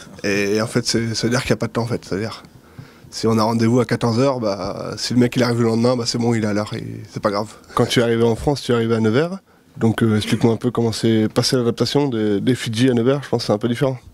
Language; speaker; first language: French; native; French